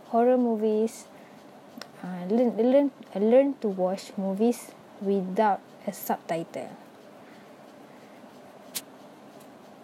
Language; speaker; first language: English; non-native, local second language; Malay